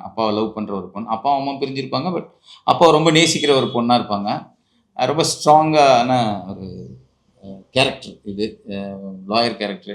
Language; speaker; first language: Tamil; native; Tamil